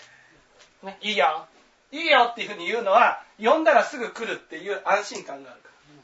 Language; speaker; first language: Japanese; native; Japanese